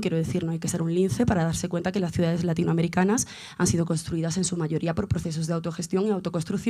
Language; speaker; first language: Spanish; native; Spanish